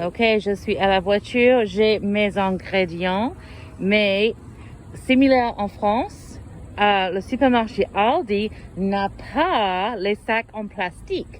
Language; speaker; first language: French; non-native, fluent; English